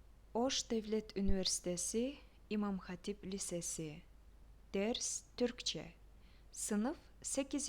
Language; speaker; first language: Turkish; non-native, fluent; Kyrgyz